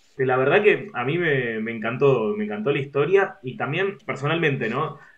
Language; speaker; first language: Spanish; native; Spanish